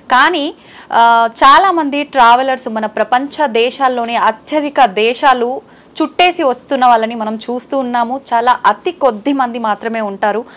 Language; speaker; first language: Telugu; native; Telugu